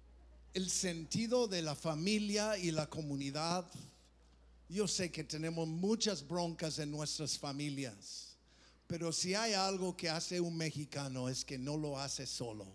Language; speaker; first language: Spanish; non-native, fluent; English